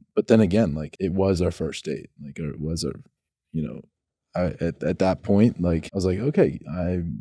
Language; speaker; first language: English; native; English